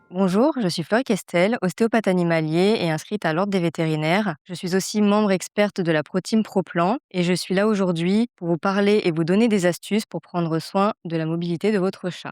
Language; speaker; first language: French; native; French